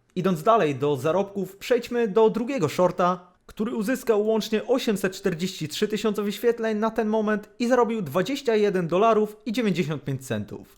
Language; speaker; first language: Polish; native; Polish